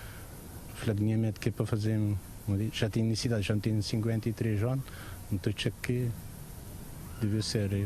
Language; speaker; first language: Portuguese; non-native, learner; Kabuverdianu